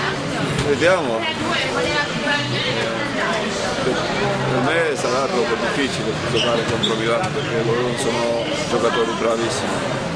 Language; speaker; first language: Italian; non-native, learner; Georgian